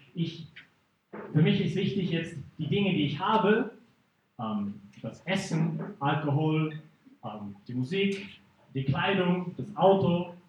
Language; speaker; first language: German; non-native, fluent; English